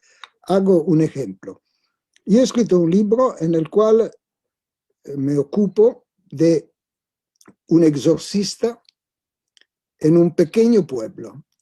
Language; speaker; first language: Spanish; non-native, fluent; Italian